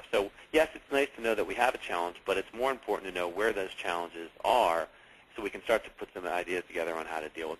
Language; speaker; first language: English; native; English